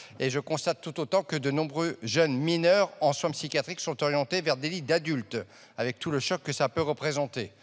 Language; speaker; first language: French; native; French